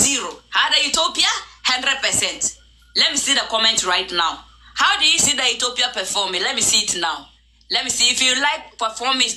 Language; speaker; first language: English; non-native, learner; Arabic